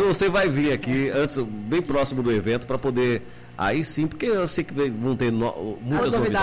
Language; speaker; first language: Portuguese; native; Portuguese